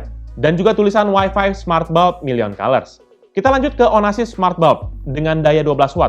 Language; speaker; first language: Indonesian; native; Indonesian